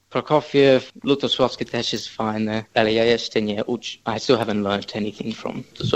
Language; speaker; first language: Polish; early bilingual, heritage; English